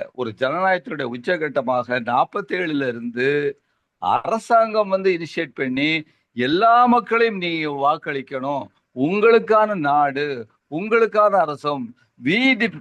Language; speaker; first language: Tamil; native; Tamil